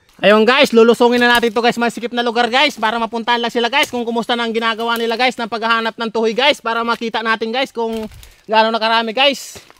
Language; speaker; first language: Filipino; non-native, local second language; Bikol